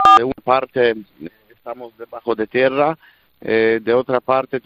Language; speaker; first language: Spanish; non-native, fluent; Polish